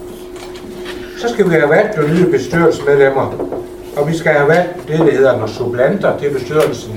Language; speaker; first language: Danish; native; Danish